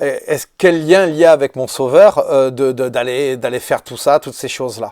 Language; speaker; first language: French; native; French